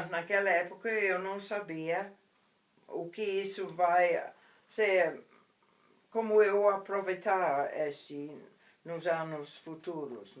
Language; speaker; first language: Portuguese; non-native, fluent; English